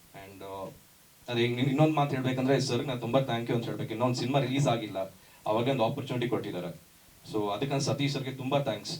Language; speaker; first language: Kannada; native; Kannada